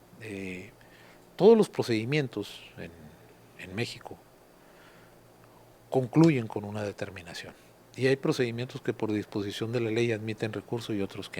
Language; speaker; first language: Spanish; native; Spanish